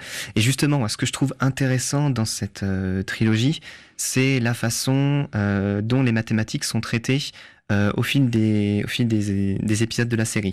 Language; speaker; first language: French; native; French